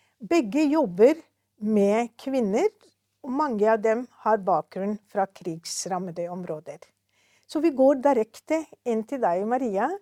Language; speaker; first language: Norwegian; non-native, fluent; Urdu